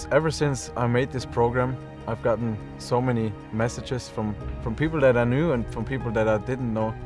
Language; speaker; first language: English; non-native, fluent; German